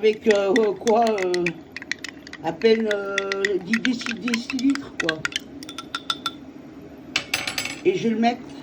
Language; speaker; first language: French; native; French